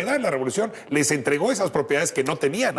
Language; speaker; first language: Spanish; native; Spanish